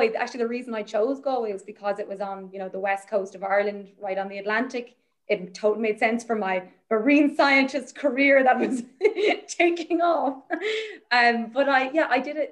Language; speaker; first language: English; native; English